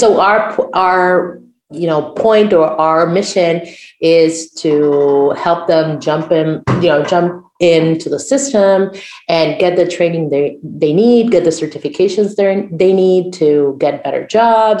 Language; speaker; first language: English; non-native, fluent; Spanish